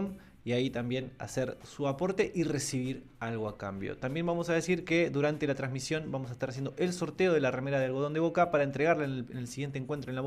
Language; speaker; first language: Spanish; native; Spanish